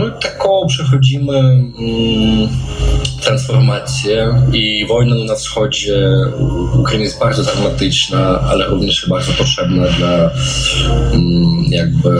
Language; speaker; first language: Polish; non-native, fluent; Russian